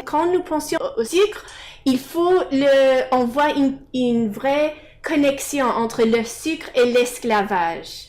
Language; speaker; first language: French; non-native, fluent; English